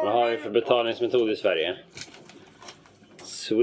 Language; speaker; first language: Swedish; native; Swedish